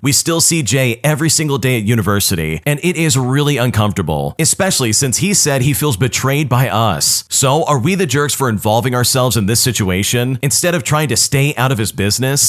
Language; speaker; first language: English; native; English